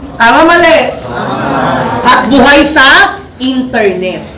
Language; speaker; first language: Filipino; native; Filipino